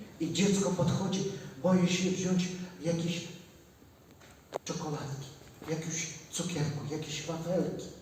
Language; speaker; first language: Polish; non-native, learner; Ukrainian